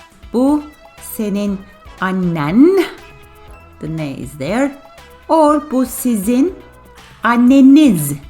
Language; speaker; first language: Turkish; non-native, fluent; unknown